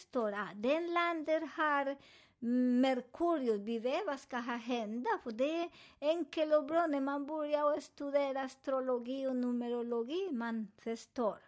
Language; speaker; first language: Swedish; non-native, fluent; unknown